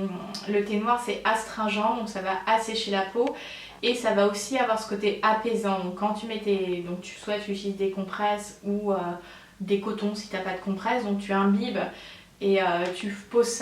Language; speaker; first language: French; native; French